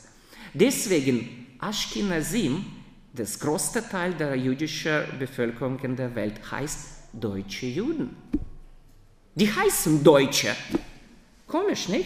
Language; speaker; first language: German; non-native, fluent; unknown